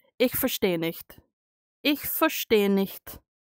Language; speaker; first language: German; non-native, learner; English